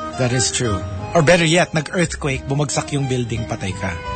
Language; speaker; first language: English; non-native, local second language; Filipino